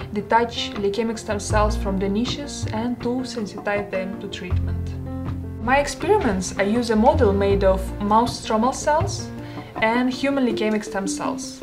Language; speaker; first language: English; non-native, fluent; Russian